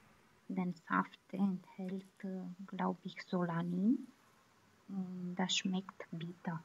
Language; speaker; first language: German; non-native, fluent; Romanian